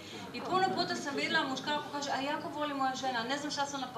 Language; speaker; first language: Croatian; non-native, learner; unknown